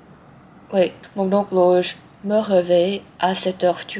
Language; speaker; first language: French; non-native, learner; Thai